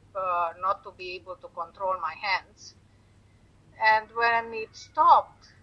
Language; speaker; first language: English; non-native, fluent; Romanian